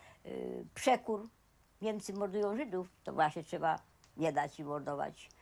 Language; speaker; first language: Polish; native; Polish